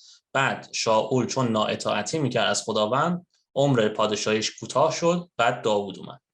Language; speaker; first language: Persian; native; Persian